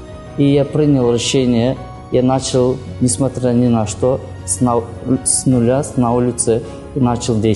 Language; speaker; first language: Russian; non-native, learner; Kyrgyz